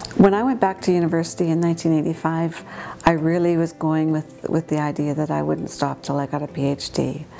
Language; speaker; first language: English; native; English